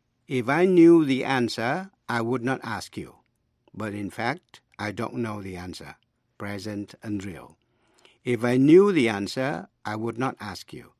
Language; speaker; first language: English; non-native, fluent; Vietnamese